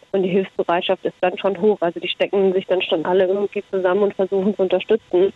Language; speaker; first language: German; early bilingual, heritage; German